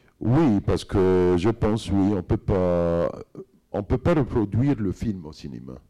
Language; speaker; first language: French; non-native, fluent; Arabic